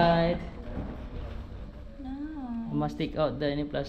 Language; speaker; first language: English; non-native, learner; Filipino